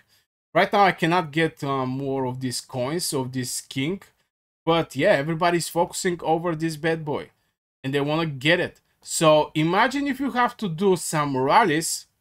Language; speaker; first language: English; non-native, fluent; Bulgarian